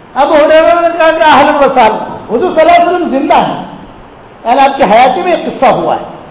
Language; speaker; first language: Urdu; non-native, local second language; Gujarati